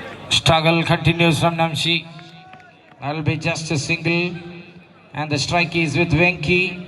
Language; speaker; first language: English; non-native, local second language; Malayalam